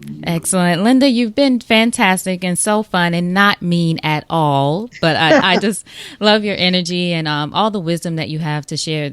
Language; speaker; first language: English; native; English